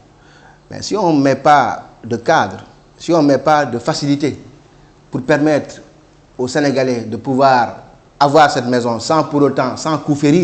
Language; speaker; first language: French; non-native, local second language; Wolof